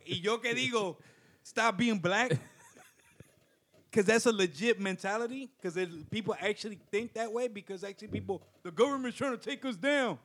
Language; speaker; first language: English; early bilingual, other home language; Spanish